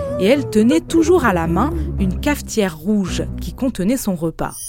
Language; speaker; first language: French; native; French